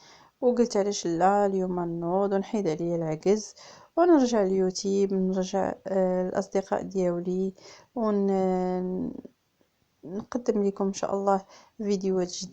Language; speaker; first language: Arabic; native; Arabic